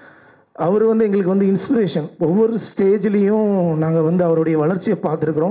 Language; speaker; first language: Tamil; native; Tamil